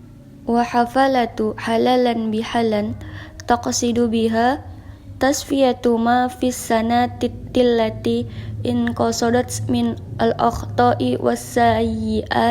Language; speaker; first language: Arabic; non-native, learner; Indonesian